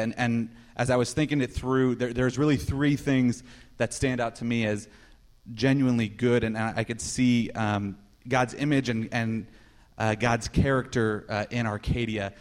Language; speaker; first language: English; native; English